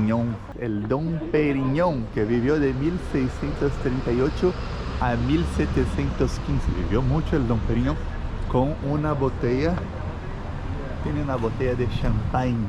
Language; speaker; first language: Spanish; non-native, fluent; Portuguese